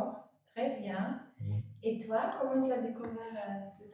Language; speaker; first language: French; non-native, fluent; Russian